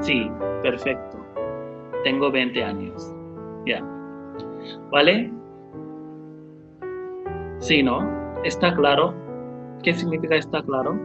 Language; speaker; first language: Spanish; non-native, fluent; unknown